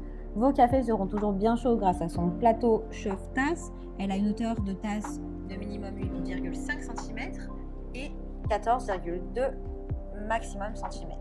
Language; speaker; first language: French; native; French